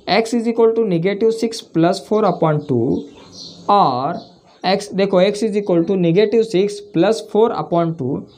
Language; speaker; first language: Hindi; non-native, local second language; Marathi